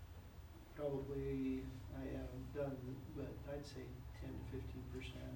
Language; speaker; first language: English; native; English